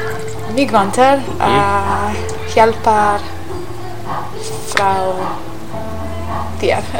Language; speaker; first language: Icelandic; non-native, learner; English